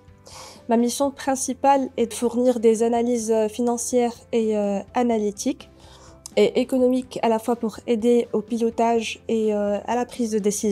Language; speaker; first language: French; non-native, local second language; Arabic